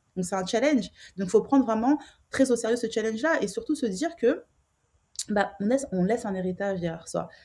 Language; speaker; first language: French; native; French